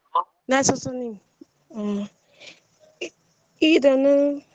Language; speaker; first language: Korean; non-native, learner; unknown